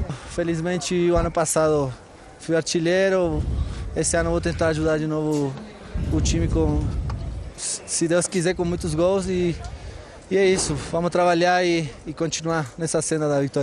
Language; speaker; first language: Portuguese; non-native, fluent; Spanish